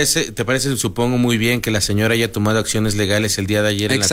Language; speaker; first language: Spanish; native; Spanish